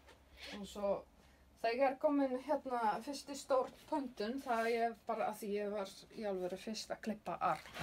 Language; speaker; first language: Icelandic; non-native, learner; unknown